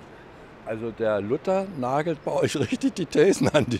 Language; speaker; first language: German; native; German